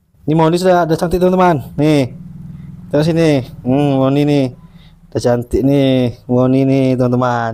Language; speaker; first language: Indonesian; native; Indonesian